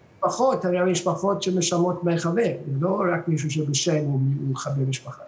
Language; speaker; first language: Hebrew; non-native, fluent; English